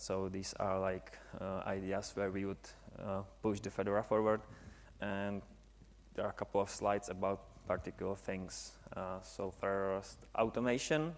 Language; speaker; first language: English; non-native, fluent; Czech